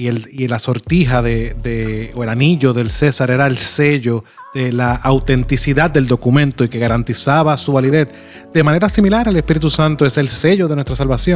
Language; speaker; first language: Spanish; native; Spanish